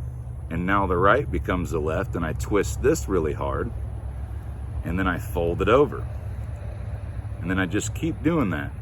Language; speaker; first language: English; native; English